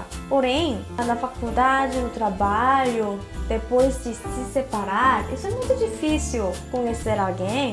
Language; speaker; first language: Portuguese; non-native, fluent; Korean